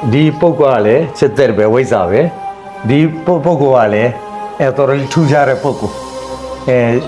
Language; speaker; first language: Burmese; non-native, local second language; Tamil